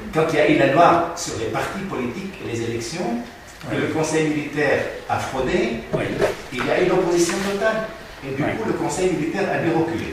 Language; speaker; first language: French; non-native, fluent; Arabic